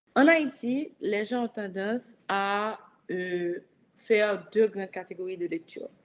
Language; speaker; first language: French; native; French